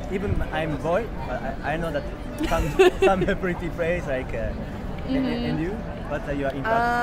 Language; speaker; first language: English; non-native, learner; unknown